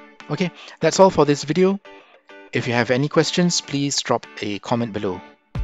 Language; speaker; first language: English; non-native, local second language; Malay